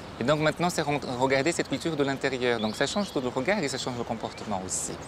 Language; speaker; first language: French; non-native, fluent; Portuguese